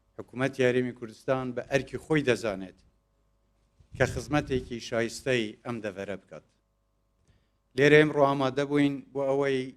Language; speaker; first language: Central Kurdish; non-native, local second language; Kurdish